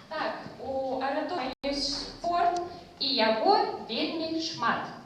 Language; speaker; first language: Belarusian; non-native, local second language; Russian